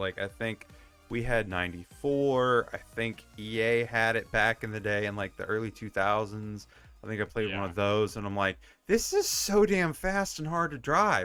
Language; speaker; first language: English; native; English